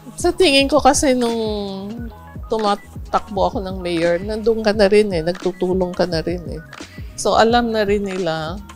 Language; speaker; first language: Filipino; non-native, local second language; Cebuano